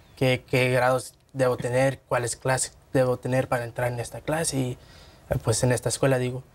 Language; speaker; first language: Spanish; early bilingual, heritage; Spanish